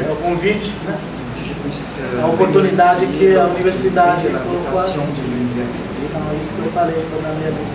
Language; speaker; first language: Portuguese; non-native, local second language; Guarani